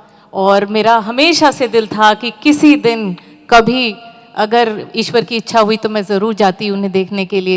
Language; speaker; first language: Hindi; native; Hindi